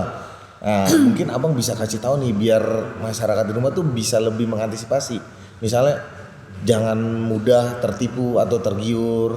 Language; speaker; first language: Indonesian; native; Indonesian